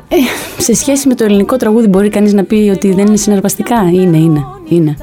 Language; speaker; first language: Greek; early bilingual, heritage; Greek